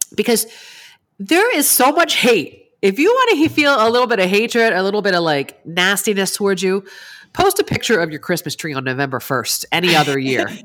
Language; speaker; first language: English; native; English